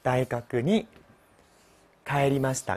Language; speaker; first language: Japanese; non-native, fluent; Chinese